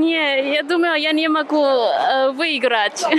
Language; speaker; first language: Russian; non-native, learner; Chinese